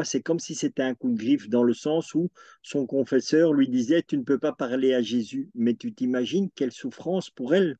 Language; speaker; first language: French; native; French